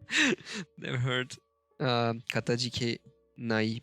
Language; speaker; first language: Japanese; non-native, learner; Turkish